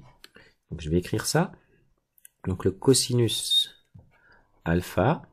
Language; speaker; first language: French; native; French